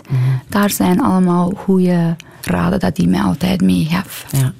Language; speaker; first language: Dutch; non-native, fluent; Persian